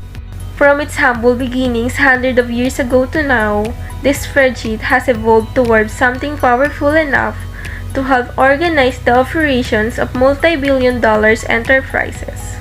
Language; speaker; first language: English; non-native, local second language; Filipino